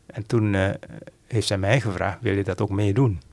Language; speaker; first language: Dutch; non-native, fluent; Malay